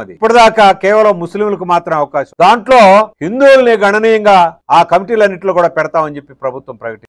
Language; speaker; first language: Telugu; native; Telugu